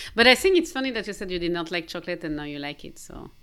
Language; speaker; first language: English; non-native, fluent; French